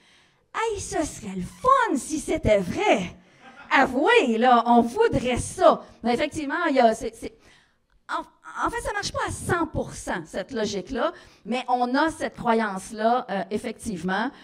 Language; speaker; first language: French; native; French